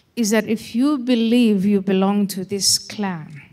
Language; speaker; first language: English; non-native, fluent; Somali